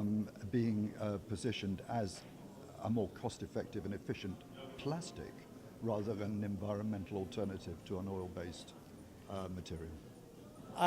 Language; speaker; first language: English; native; English